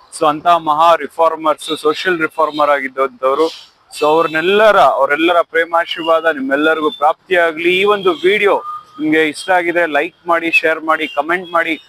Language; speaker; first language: Kannada; native; Kannada